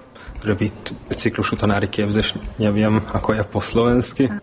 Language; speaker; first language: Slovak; non-native, local second language; Hungarian